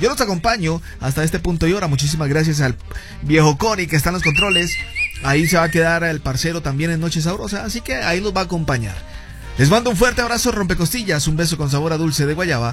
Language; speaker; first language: Spanish; native; Spanish